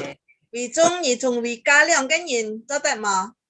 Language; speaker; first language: Chinese; early bilingual, heritage; Chinese